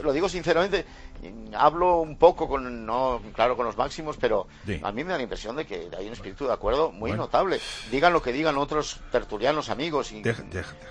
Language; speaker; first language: Spanish; native; Spanish